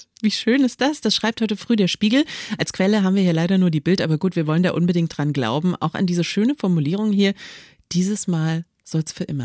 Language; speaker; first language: German; native; German